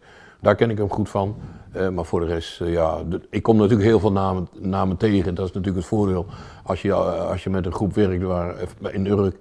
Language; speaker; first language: Dutch; native; Dutch